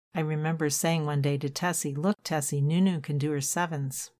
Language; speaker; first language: English; native; English